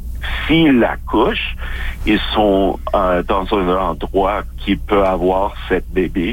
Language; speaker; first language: French; non-native, local second language; English